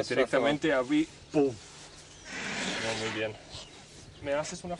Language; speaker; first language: Spanish; non-native, fluent; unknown